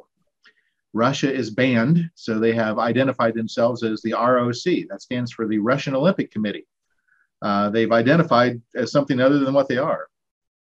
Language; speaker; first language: English; native; English